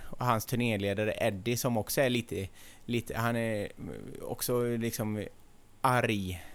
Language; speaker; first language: Swedish; native; Swedish